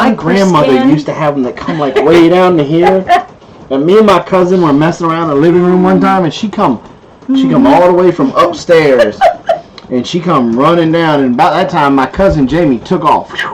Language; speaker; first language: English; native; English